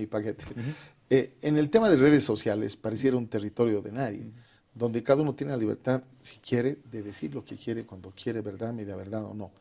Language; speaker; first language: Spanish; native; Spanish